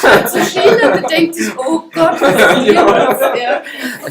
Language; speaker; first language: German; native; German